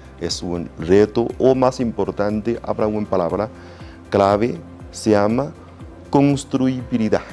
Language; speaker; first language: Spanish; non-native, learner; Chinese